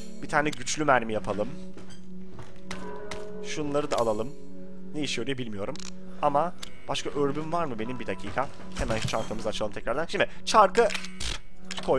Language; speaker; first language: Turkish; native; Turkish